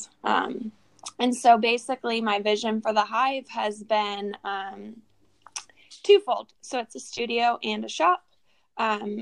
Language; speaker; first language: English; native; English